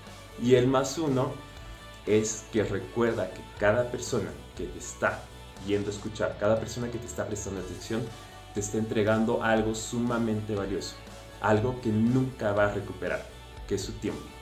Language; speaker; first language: Spanish; native; Spanish